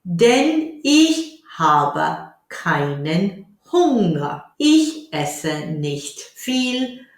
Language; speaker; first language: German; non-native, fluent; English